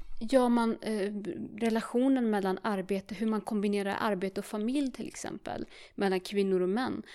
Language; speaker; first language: Swedish; early bilingual, other home language; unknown